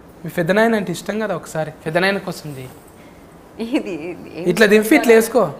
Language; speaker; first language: Telugu; native; Telugu